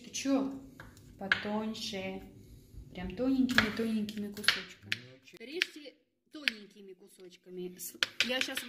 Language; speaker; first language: Russian; native; Russian